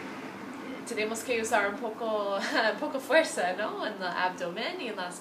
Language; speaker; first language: Spanish; non-native, fluent; English